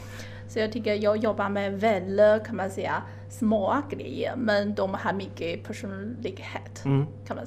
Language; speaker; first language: Swedish; non-native, learner; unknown